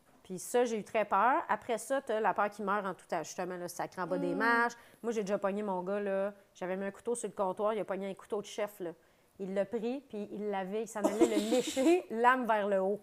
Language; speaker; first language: French; native; French